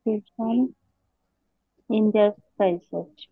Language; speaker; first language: German; non-native, learner; Bangla